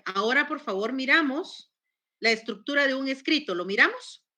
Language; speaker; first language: Spanish; native; Spanish